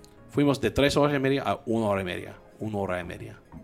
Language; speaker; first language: Spanish; non-native, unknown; English